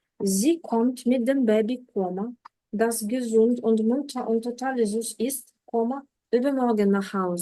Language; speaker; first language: German; non-native, fluent; Ukrainian